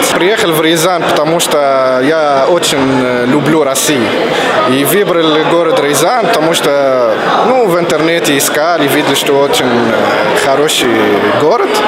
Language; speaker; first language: Russian; non-native, fluent; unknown